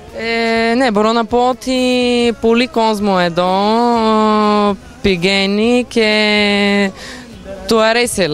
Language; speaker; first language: Greek; non-native, fluent; Bulgarian